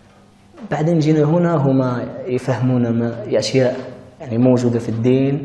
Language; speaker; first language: Arabic; early bilingual, heritage; Arabic